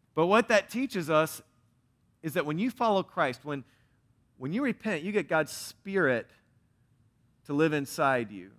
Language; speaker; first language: English; native; English